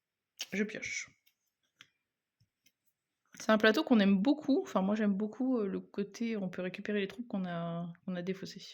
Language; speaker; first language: French; native; French